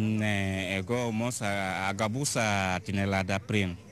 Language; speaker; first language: Greek; non-native, learner; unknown